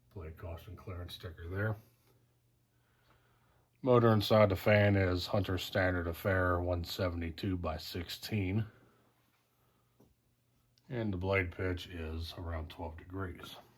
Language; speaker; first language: English; native; English